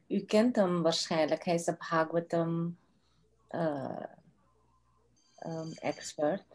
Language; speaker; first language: Dutch; non-native, local second language; Caribbean Hindustani